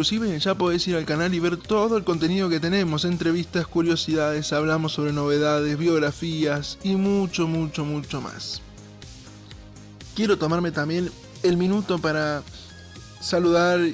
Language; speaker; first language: Spanish; native; Spanish